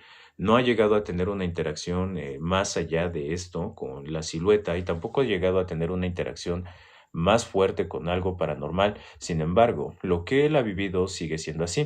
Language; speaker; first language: Spanish; native; Spanish